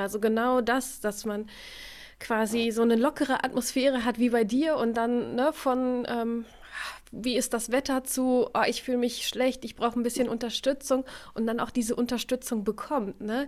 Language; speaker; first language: German; native; German